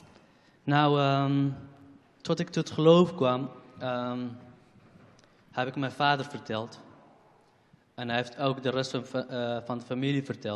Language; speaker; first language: Dutch; non-native, fluent; Kurdish